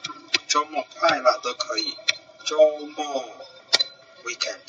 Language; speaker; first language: Chinese; non-native, fluent; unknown